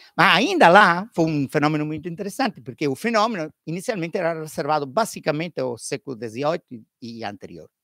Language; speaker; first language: Portuguese; non-native, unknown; Italian